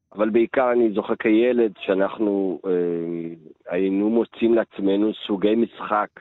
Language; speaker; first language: Hebrew; early bilingual, other home language; Amharic